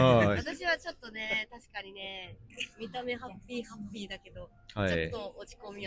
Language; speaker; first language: Japanese; native; Japanese